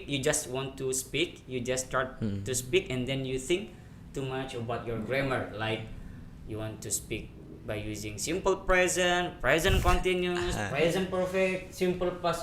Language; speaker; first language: English; non-native, fluent; Indonesian